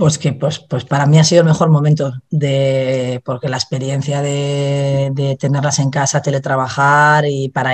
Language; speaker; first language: Spanish; native; Spanish